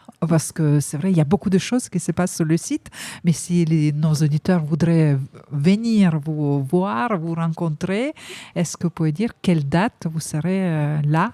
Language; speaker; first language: French; native; French